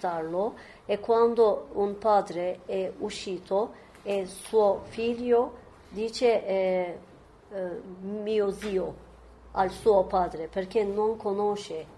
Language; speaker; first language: Italian; non-native, learner; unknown